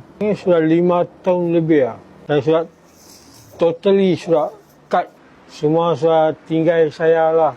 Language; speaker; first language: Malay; non-native, local second language; Tamil